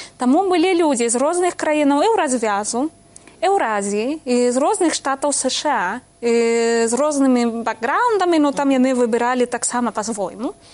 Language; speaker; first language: Belarusian; non-native, fluent; Spanish